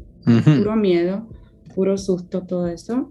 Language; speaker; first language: Spanish; non-native, fluent; Polish